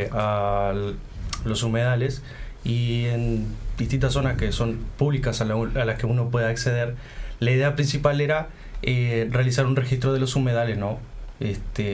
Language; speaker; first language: Spanish; native; Spanish